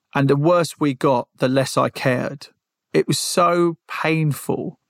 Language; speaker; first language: English; native; English